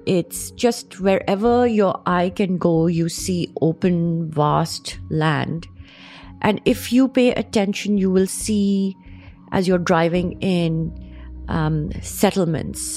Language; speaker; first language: English; non-native, local second language; Urdu